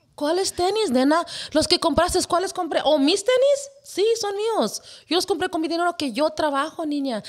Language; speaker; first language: Spanish; early bilingual, heritage; Spanish